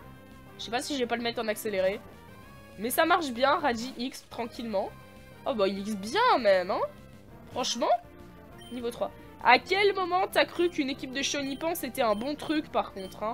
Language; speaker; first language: French; native; French